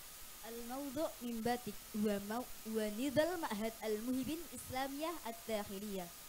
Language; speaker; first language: Arabic; non-native, learner; Indonesian